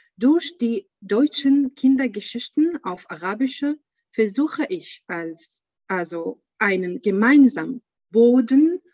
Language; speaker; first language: German; non-native, learner; Arabic